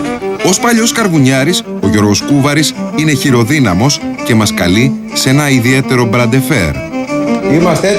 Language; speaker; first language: Greek; native; Greek